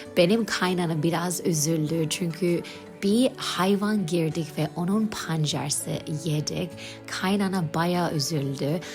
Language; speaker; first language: Turkish; non-native, learner; English